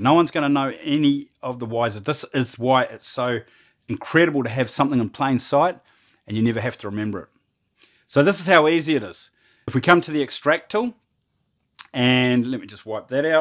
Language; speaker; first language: English; native; English